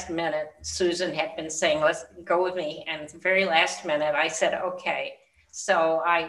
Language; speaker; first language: English; native; English